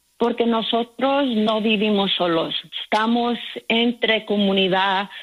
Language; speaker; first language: Spanish; early bilingual, heritage; Spanish